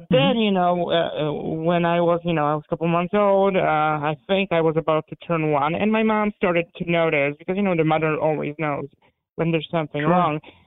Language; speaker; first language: English; non-native, fluent; Polish